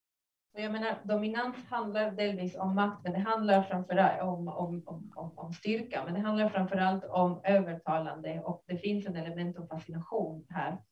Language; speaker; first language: Swedish; non-native, fluent; Spanish